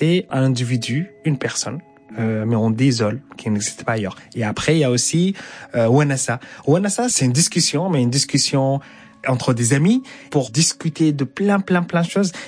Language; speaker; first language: French; non-native, fluent; Arabic